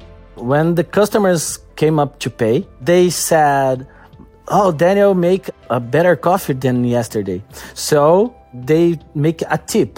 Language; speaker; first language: English; non-native, learner; Portuguese